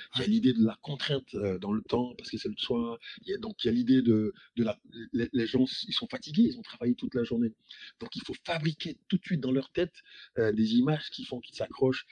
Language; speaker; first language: French; native; French